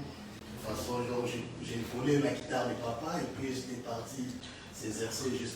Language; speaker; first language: French; non-native, local second language; Lingala